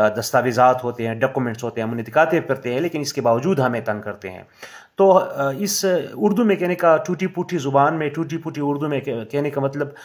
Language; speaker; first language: Urdu; non-native, local second language; Pashto